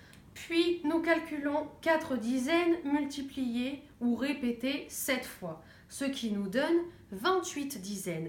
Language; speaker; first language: French; native; French